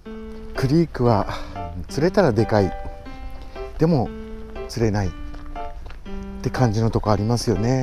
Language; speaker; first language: Japanese; native; Japanese